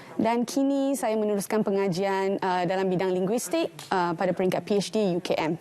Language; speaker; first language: Malay; non-native, local second language; Tamil